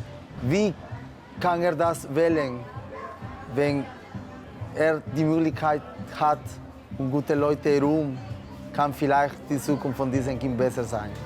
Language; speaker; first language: German; non-native, fluent; Spanish